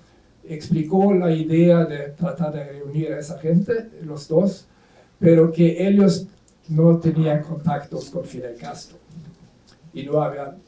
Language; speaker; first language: Spanish; non-native, fluent; Swedish